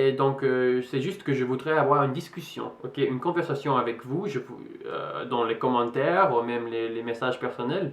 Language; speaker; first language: French; non-native, fluent; English